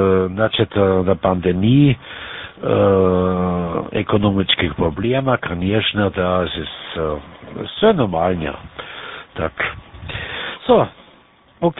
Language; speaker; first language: Russian; non-native, learner; German